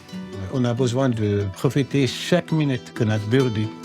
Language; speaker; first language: French; non-native, learner; Arabic